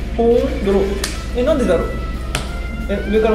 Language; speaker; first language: Japanese; native; Japanese